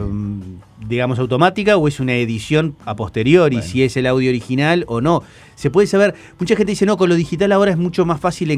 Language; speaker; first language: Spanish; native; Spanish